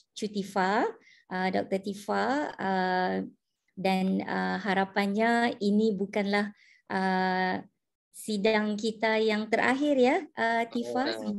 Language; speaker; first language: Malay; native; Malay